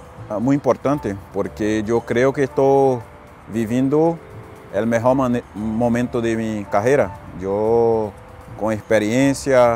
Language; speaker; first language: Spanish; non-native, fluent; Portuguese